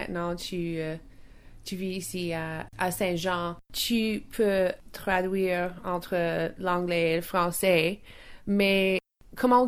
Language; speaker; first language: French; non-native, local second language; English